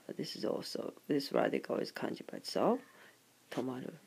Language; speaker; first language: English; non-native, fluent; Japanese